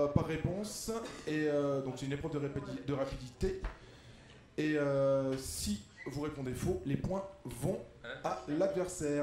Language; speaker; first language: French; native; French